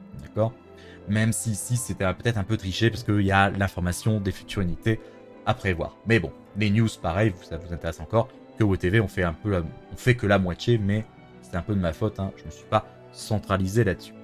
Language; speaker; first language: French; native; French